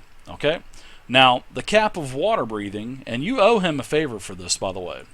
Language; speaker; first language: English; native; English